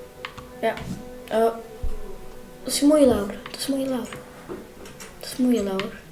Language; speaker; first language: Welsh; native; Welsh